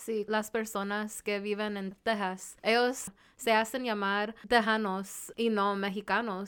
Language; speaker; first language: Spanish; early bilingual, heritage; Spanish